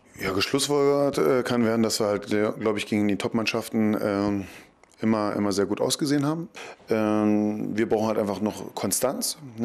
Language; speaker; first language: German; native; German